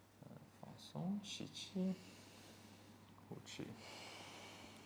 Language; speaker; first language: Chinese; non-native, learner; English